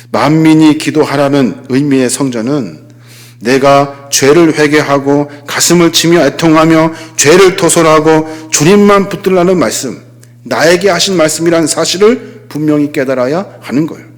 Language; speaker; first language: Korean; native; Korean